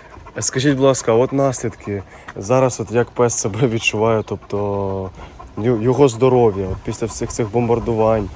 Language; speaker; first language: Ukrainian; native; Ukrainian